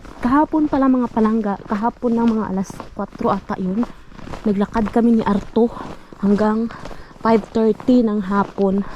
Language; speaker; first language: Filipino; non-native, local second language; Cebuano